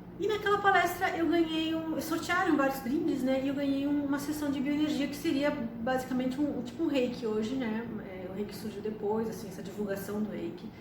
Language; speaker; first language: Portuguese; early bilingual, other home language; Spanish